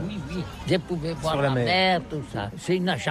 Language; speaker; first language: French; non-native, learner; Catalan